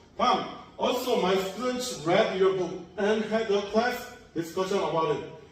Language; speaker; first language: English; non-native, fluent; Korean